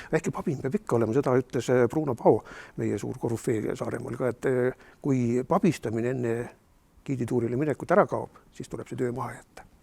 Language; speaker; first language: Estonian; native; Estonian